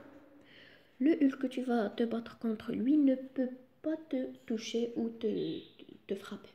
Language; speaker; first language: French; non-native, local second language; Arabic